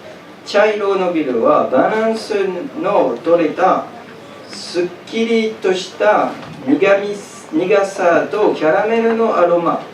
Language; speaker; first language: Japanese; non-native, fluent; French